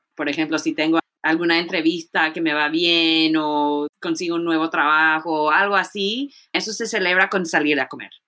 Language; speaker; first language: Spanish; early bilingual, heritage; Spanish